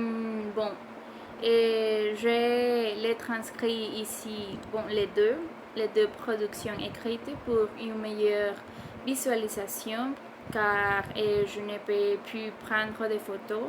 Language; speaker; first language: French; non-native, learner; Spanish